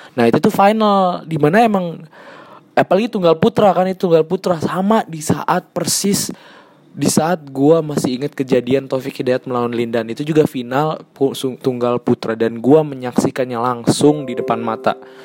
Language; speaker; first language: Indonesian; native; Indonesian